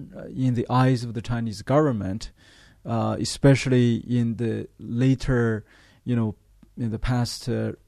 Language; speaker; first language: English; non-native, fluent; Chinese